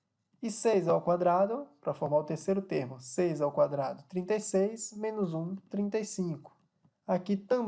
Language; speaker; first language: Portuguese; native; Portuguese